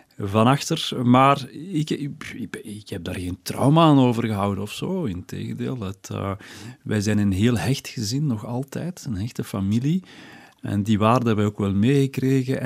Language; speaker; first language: Dutch; early bilingual, other home language; Berber languages